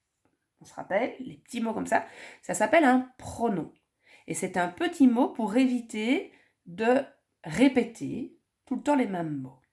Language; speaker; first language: French; native; French